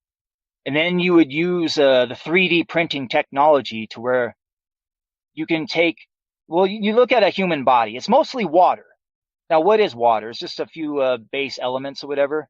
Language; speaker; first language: English; native; English